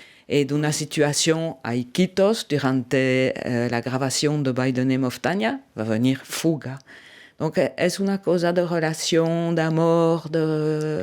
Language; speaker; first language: Spanish; non-native, fluent; French